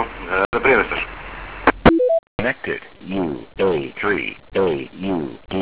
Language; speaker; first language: Russian; native; Russian